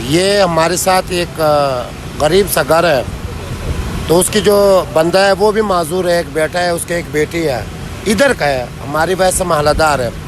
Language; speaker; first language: Urdu; non-native, local second language; Pashto